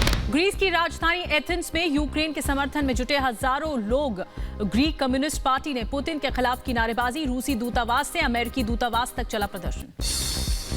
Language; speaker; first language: Hindi; native; Hindi